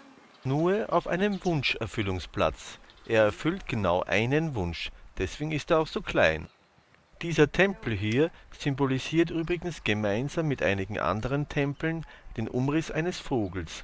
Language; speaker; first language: German; native; German